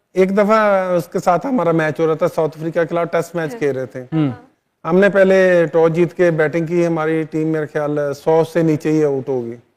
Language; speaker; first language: Urdu; non-native, local second language; Punjabi